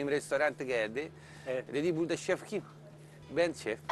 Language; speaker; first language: Turkish; non-native, learner; Italian